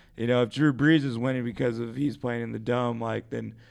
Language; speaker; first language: English; native; English